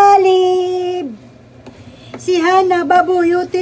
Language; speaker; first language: Japanese; non-native, learner; Cebuano